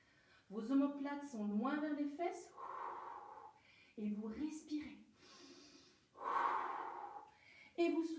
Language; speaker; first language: French; native; French